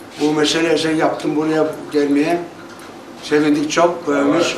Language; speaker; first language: Turkish; early bilingual, heritage; Turkish